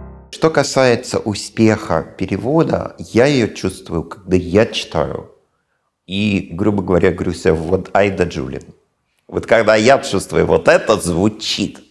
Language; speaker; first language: Russian; non-native, fluent; English